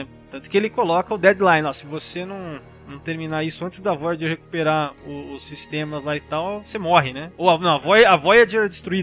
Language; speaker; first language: Portuguese; native; Portuguese